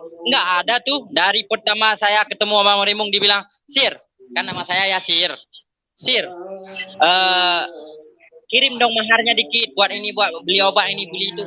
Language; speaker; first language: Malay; non-native, local second language; Achinese